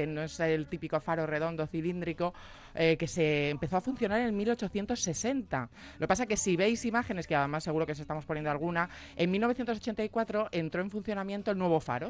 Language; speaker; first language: Spanish; native; Spanish